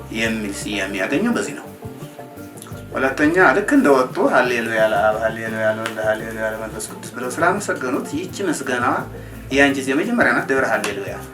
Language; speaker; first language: Amharic; non-native, local second language; Tigrinya